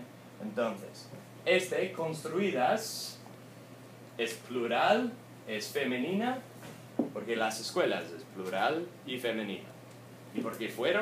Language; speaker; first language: Spanish; non-native, fluent; English